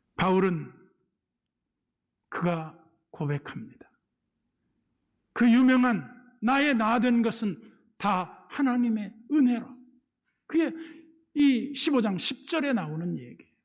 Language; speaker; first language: Korean; native; Korean